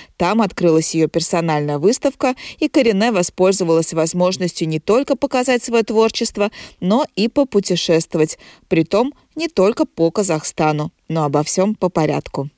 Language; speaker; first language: Russian; native; Russian